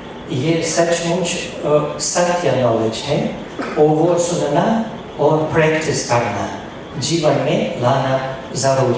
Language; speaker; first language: Hindi; non-native, fluent; Russian